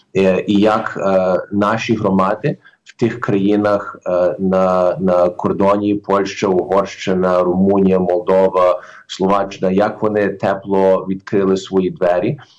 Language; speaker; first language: Ukrainian; early bilingual, heritage; Ukrainian